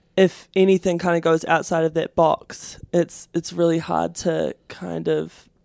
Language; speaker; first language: English; native; English